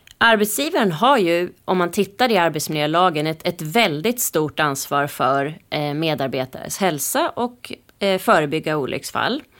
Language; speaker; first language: Swedish; native; Swedish